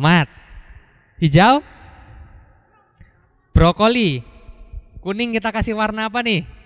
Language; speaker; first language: Indonesian; native; Indonesian